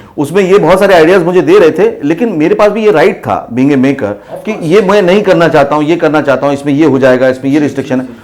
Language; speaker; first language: Hindi; native; Hindi